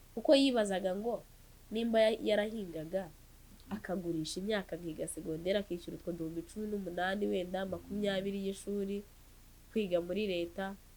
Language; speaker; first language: Kinyarwanda; native; Kinyarwanda